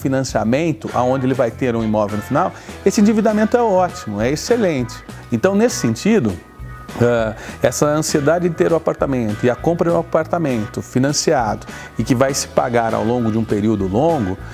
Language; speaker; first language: Portuguese; native; Portuguese